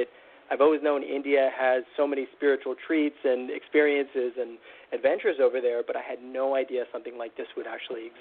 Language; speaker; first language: English; native; English